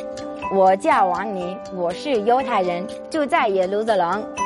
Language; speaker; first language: Chinese; non-native, learner; Hebrew